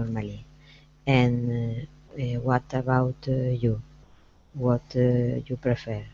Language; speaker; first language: English; non-native, learner; Spanish